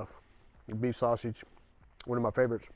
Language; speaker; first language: English; native; English